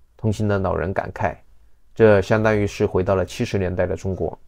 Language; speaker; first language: Chinese; native; Chinese